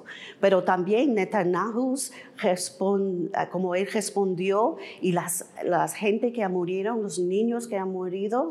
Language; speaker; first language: Spanish; early bilingual, heritage; English